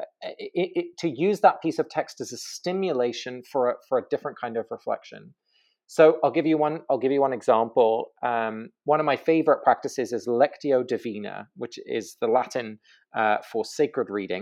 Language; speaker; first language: English; native; English